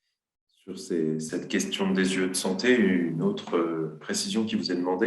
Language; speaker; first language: French; native; French